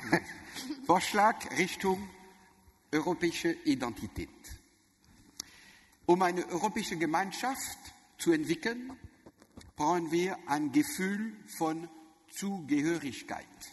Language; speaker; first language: German; non-native, learner; French